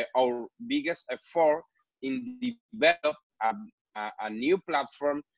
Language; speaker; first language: English; non-native, learner; Spanish